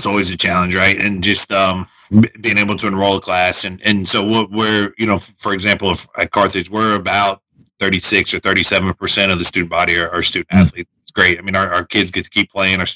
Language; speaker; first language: English; native; English